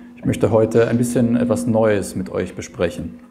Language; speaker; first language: German; native; German